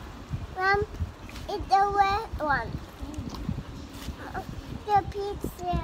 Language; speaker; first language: English; non-native, local second language; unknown